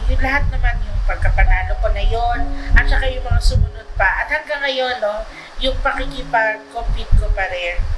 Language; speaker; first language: Filipino; non-native, local second language; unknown